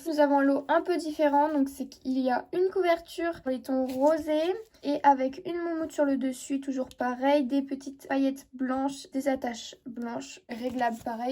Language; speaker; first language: French; native; French